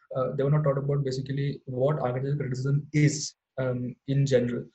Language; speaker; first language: English; non-native, local second language; Hindi